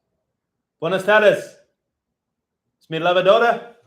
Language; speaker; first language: Spanish; non-native, learner; English